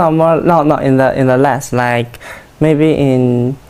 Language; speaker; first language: English; non-native, learner; Chinese